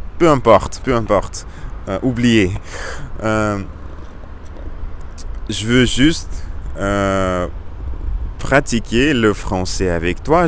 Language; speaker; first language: French; non-native, learner; Russian